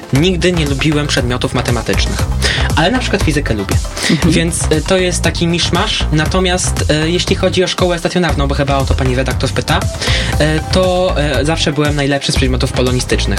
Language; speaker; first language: Polish; native; Polish